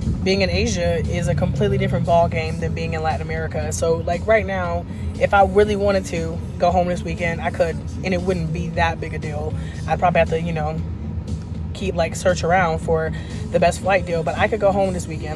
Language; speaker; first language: English; native; English